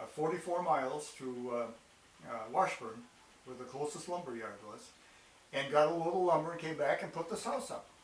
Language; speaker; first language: English; native; English